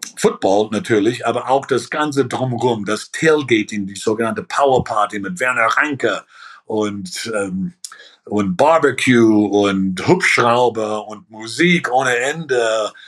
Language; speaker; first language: German; early bilingual, heritage; German